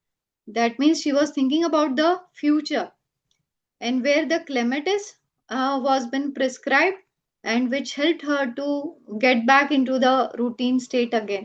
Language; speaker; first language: English; non-native, local second language; Gujarati